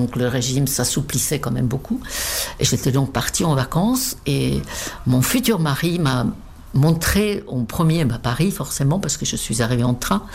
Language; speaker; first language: French; non-native, fluent; Czech